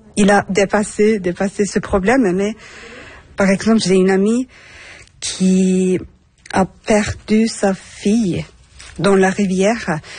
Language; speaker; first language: French; non-native, learner; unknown